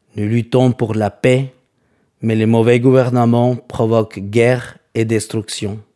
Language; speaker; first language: French; non-native, fluent; Spanish